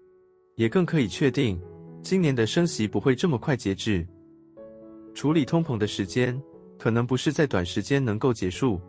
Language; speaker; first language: Chinese; native; Chinese